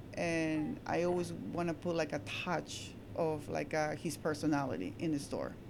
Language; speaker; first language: English; non-native, fluent; Spanish